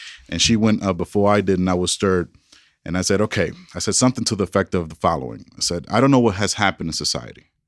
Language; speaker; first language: English; early bilingual, other home language; Spanish